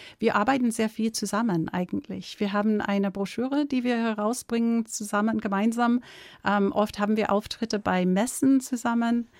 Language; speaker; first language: German; non-native, fluent; English